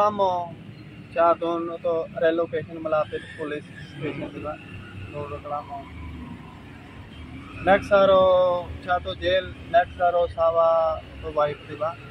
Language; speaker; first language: Filipino; non-native, learner; Punjabi